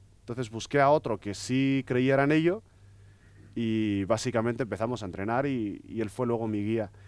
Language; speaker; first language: Spanish; native; Spanish